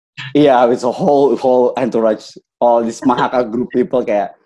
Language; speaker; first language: English; non-native, fluent; Indonesian